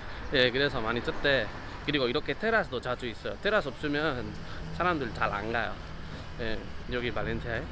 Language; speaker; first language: Korean; non-native, learner; Spanish